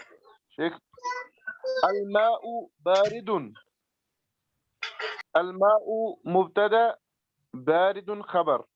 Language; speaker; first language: Arabic; non-native, learner; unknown